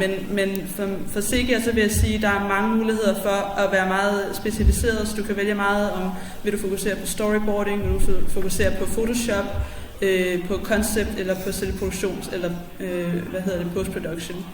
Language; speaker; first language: Danish; native; Danish